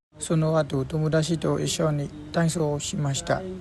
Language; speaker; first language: Japanese; non-native, learner; Burmese